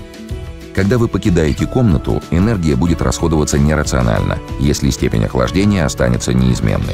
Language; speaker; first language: Russian; native; Russian